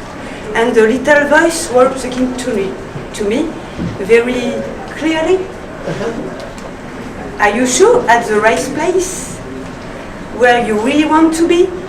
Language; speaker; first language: English; non-native, learner; French